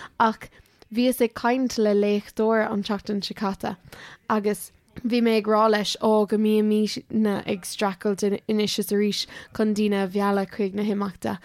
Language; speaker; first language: Irish; non-native, local second language; English